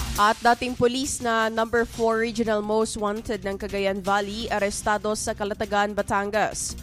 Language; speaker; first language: Filipino; native; Filipino